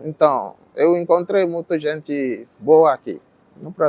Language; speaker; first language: Portuguese; non-native, learner; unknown